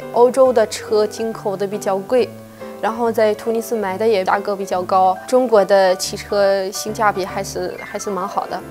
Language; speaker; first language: Chinese; non-native, fluent; Arabic